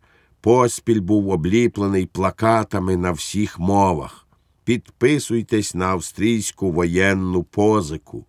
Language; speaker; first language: Ukrainian; native; Ukrainian